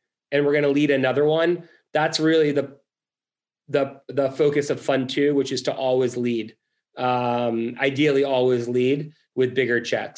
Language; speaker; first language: English; native; English